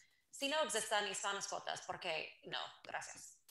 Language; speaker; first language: Spanish; non-native, fluent; English